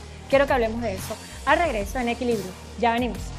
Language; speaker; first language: Spanish; native; Spanish